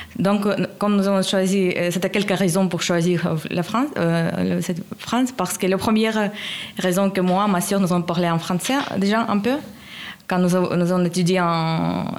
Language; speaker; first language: French; non-native, learner; Russian